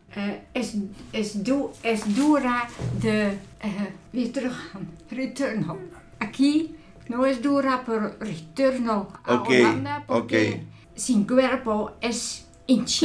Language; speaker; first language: Spanish; non-native, learner; Dutch